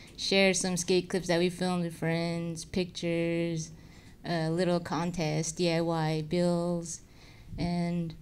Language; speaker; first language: English; native; English